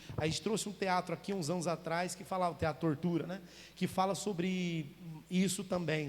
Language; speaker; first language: Portuguese; native; Portuguese